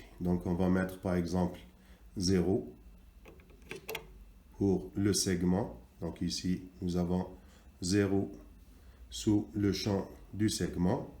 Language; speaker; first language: French; non-native, local second language; Arabic